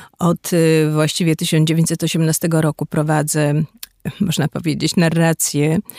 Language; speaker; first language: Polish; native; Polish